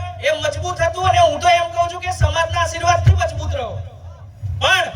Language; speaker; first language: Gujarati; non-native, local second language; Rathawi